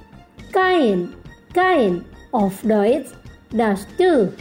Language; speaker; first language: German; non-native, learner; Indonesian